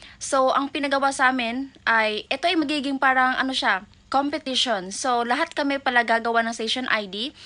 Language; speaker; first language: Filipino; native; Filipino